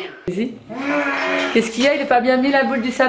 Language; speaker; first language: French; native; French